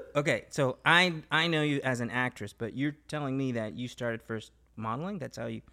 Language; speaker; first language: English; early bilingual, other home language; Spanish